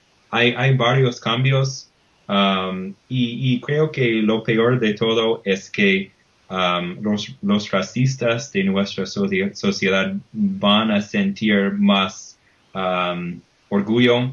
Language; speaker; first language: Spanish; non-native, fluent; English